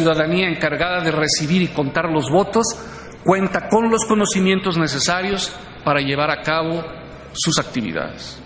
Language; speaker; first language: Spanish; native; Spanish